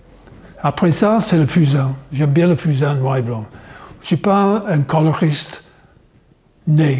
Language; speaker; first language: French; non-native, fluent; English